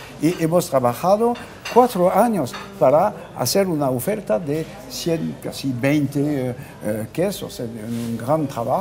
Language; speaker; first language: Spanish; non-native, fluent; French